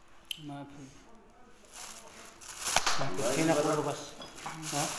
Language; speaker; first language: Arabic; non-native, learner; Indonesian